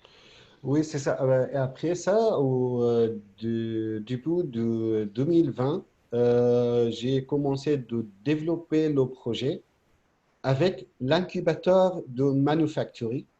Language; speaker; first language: French; non-native, fluent; Arabic